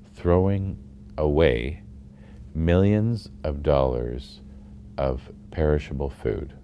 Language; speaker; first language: English; native; English